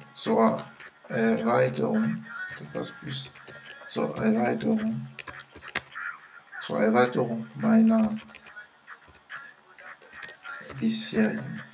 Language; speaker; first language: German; non-native, fluent; French